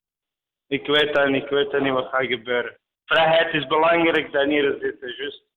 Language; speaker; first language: Dutch; non-native, fluent; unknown